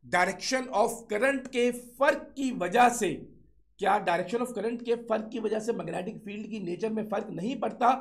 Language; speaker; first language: Urdu; non-native, local second language; Sindhi